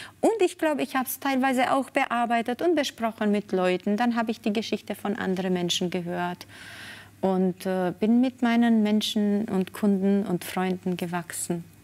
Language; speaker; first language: German; non-native, fluent; Spanish